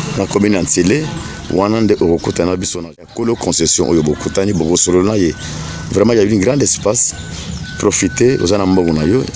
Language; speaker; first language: Lingala; native; Lingala